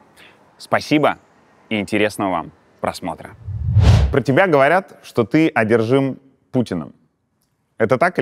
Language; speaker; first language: Russian; native; Russian